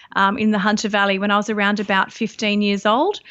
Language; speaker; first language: English; native; English